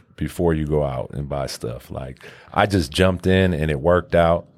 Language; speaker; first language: English; native; English